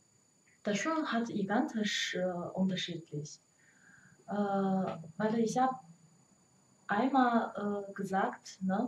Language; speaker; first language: German; non-native, learner; Chinese